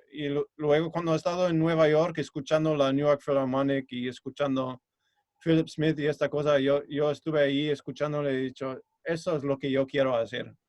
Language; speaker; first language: Spanish; non-native, fluent; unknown